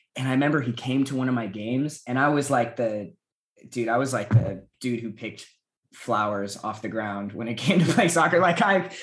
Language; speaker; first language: English; native; English